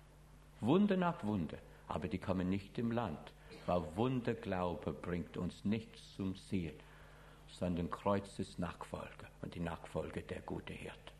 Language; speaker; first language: German; non-native, fluent; English